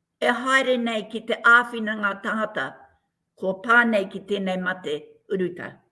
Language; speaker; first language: Māori; native; Māori